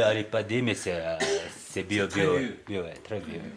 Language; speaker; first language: French; non-native, learner; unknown